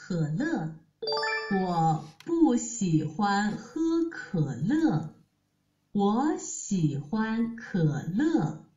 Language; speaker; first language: Chinese; non-native, learner; Vietnamese